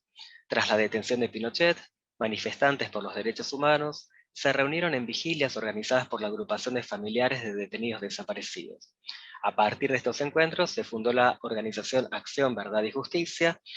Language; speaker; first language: Spanish; native; Spanish